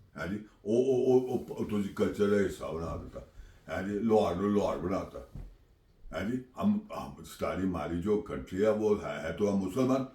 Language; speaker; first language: Urdu; non-native, local second language; Punjabi